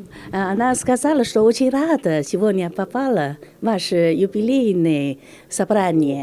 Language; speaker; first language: Russian; non-native, fluent; Chinese